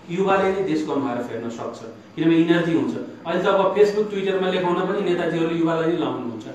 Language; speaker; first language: Nepali; non-native, local second language; Maithili